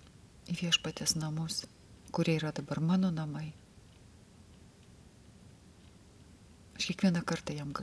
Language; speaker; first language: Lithuanian; native; Lithuanian